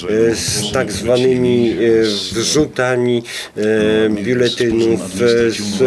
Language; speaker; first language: Polish; non-native, fluent; Russian